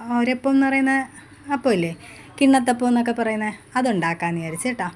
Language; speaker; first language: Malayalam; native; Malayalam